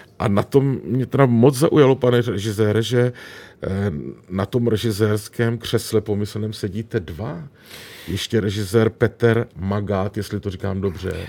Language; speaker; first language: Czech; native; Czech